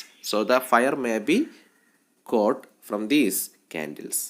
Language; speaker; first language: English; non-native, local second language; Malayalam